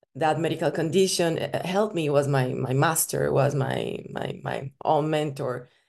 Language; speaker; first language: English; non-native, fluent; Spanish